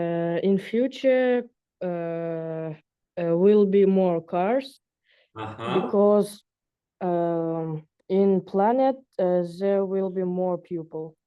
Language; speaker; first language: English; non-native, learner; Russian